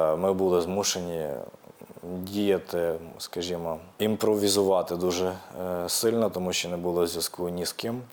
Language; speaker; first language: Ukrainian; native; Ukrainian